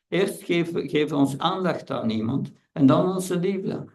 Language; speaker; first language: Dutch; non-native, fluent; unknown